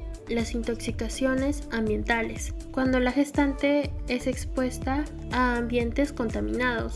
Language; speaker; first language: Spanish; native; Spanish